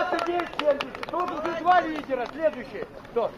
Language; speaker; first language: Russian; native; Russian